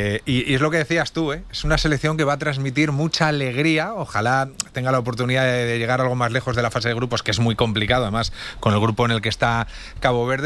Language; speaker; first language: Spanish; native; Spanish